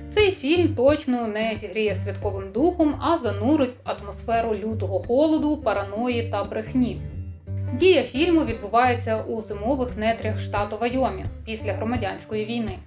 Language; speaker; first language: Ukrainian; native; Ukrainian